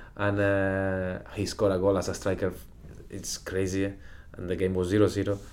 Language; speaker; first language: English; non-native, fluent; Spanish